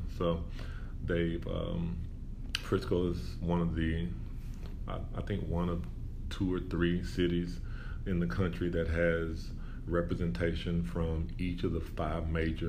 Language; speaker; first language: English; native; English